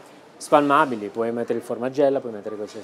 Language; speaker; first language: Italian; native; Italian